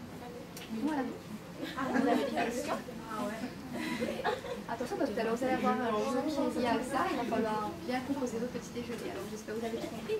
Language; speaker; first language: French; native; French